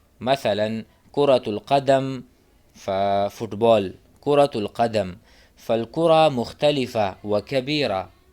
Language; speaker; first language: Arabic; non-native, fluent; Urdu